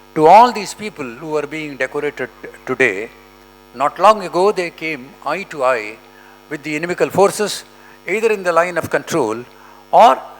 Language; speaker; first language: English; non-native, local second language; Tamil